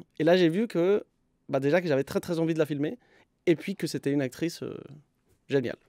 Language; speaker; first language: French; non-native, fluent; Spanish